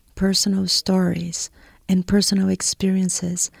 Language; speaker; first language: English; non-native, fluent; Portuguese